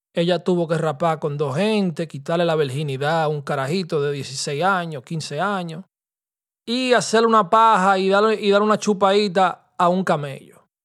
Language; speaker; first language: Spanish; early bilingual, heritage; Spanish